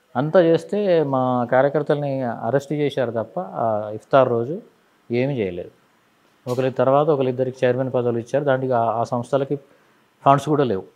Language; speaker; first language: Telugu; non-native, local second language; Urdu